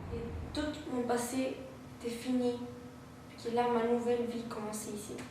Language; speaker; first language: French; non-native, fluent; Spanish